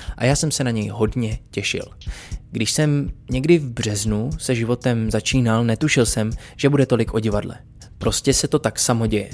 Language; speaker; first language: Czech; native; Czech